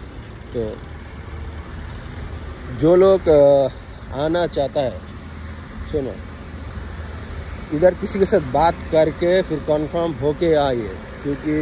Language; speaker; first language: Hindi; non-native, learner; Bangla